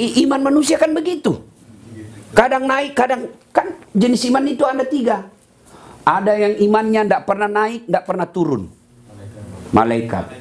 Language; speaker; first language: Malay; non-native, local second language; Buginese